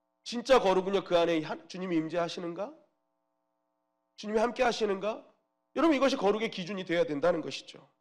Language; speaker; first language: Korean; native; Korean